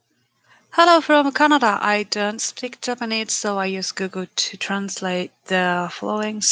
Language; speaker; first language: English; non-native, learner; Japanese